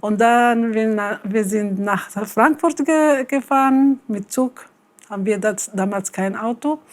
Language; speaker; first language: German; non-native, learner; Arabic